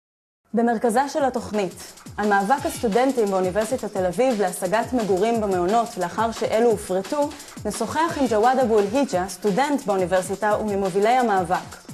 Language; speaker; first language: Hebrew; native; Hebrew